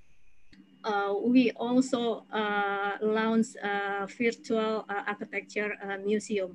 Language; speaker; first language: English; non-native, fluent; Indonesian